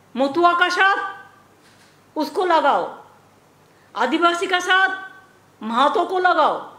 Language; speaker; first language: Hindi; non-native, local second language; Bangla